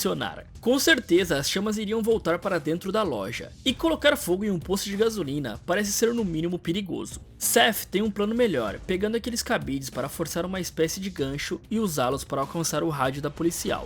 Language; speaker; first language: Portuguese; native; Portuguese